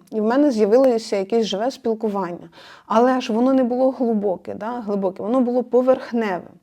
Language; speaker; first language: Ukrainian; non-native, local second language; Russian